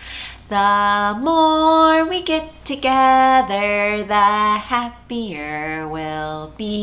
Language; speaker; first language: English; native; English